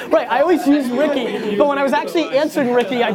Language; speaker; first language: English; native; English